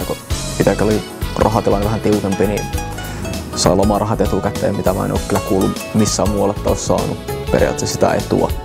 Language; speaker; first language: Finnish; native; Finnish